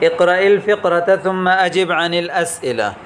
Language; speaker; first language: Arabic; non-native, fluent; Urdu